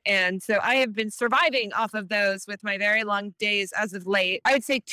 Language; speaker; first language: English; native; English